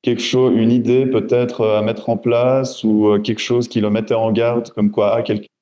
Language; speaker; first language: French; native; French